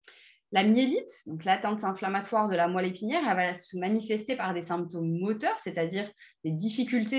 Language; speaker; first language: French; native; French